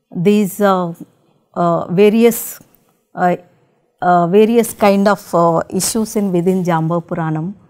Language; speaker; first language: English; non-native, local second language; Telugu